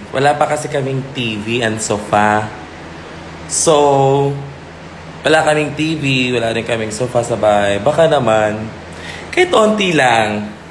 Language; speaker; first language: Filipino; non-native, local second language; Cebuano